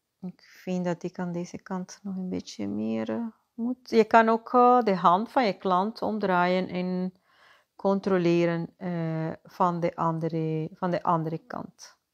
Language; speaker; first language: Dutch; non-native, fluent; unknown